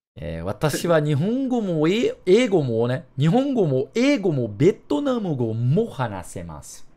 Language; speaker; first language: Japanese; non-native, learner; Portuguese